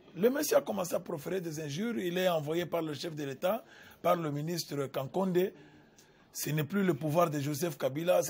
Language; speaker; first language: French; non-native, local second language; Lingala